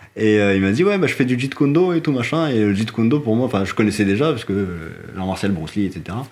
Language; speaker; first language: French; non-native, local second language; Arabic